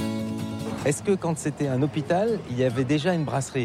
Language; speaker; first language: French; native; French